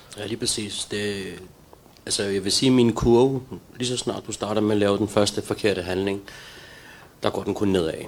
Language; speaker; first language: Danish; early bilingual, other home language; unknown